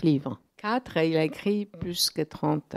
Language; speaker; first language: French; non-native, fluent; Polish